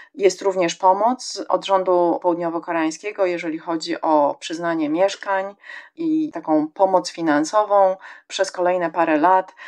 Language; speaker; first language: Polish; native; Polish